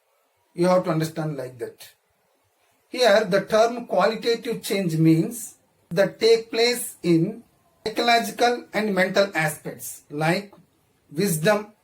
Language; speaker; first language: English; non-native, local second language; Telugu